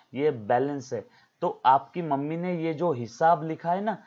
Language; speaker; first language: Hindi; non-native, local second language; Marathi